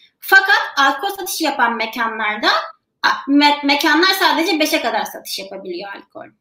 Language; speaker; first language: Turkish; native; Turkish